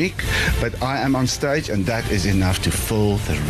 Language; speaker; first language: English; non-native, local second language; Afrikaans